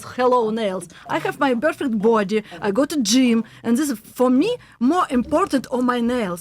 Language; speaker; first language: English; non-native, learner; Russian